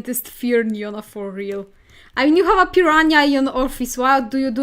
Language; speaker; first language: English; non-native, fluent; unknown